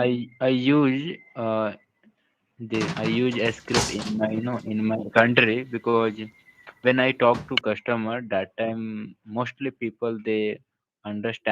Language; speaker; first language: English; non-native, local second language; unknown